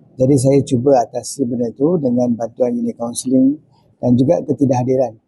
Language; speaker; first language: Malay; non-native, local second language; Tamil